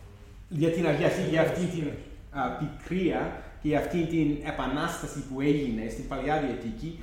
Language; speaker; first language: Greek; non-native, fluent; English